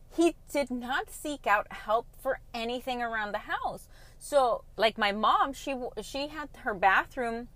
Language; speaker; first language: English; early bilingual, other home language; Spanish